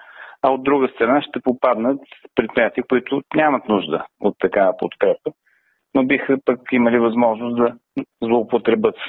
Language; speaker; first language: Bulgarian; native; Bulgarian